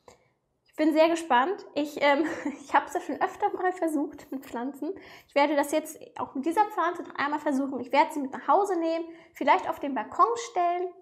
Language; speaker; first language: German; native; German